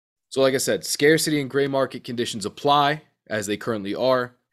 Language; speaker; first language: English; native; English